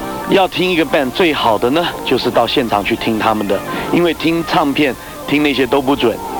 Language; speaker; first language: Chinese; native; Chinese